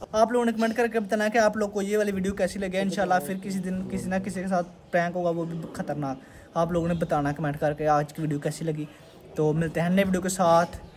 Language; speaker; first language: Urdu; non-native, local second language; Punjabi